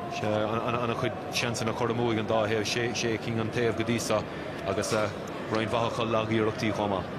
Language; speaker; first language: Irish; native; Irish